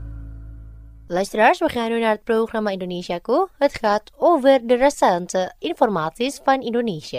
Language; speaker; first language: Dutch; non-native, fluent; Indonesian